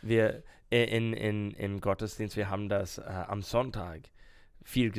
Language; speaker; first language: German; non-native, learner; English